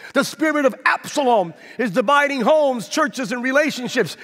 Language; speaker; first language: English; native; English